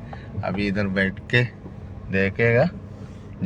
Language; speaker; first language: Hindi; non-native, local second language; Malayalam